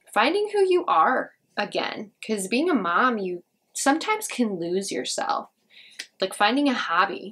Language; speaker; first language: English; native; English